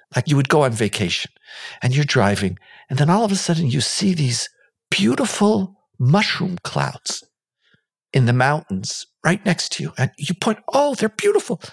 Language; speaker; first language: English; non-native, fluent; Hebrew